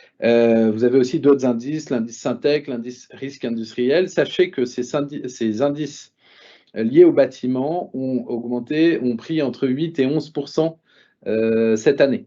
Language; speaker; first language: French; native; French